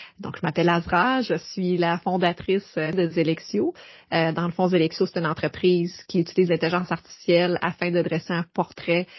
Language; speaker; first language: French; native; French